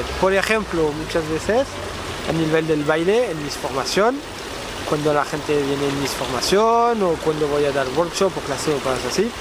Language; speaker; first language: Spanish; non-native, fluent; French